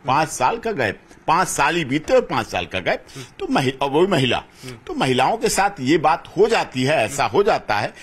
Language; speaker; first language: Hindi; native; Hindi